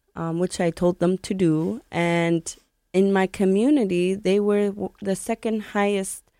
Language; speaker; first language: English; native; English